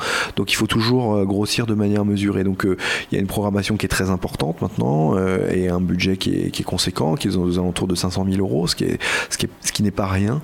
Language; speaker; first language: French; native; French